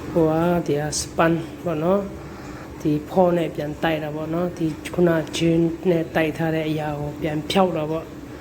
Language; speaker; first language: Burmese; non-native, local second language; Kachin